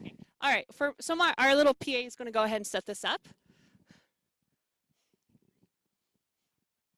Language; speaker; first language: English; native; English